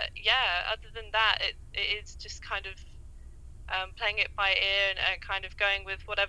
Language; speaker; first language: English; native; English